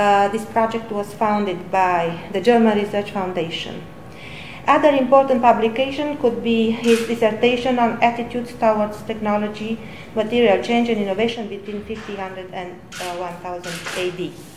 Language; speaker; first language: English; non-native, fluent; Romanian